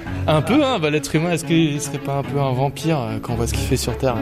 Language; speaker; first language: French; native; French